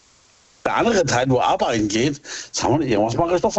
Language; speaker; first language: German; native; German